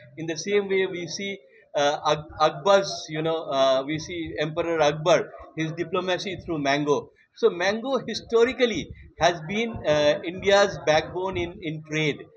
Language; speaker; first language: English; non-native, local second language; Bangla